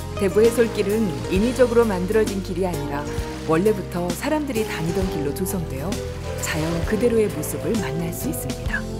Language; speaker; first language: Korean; native; Korean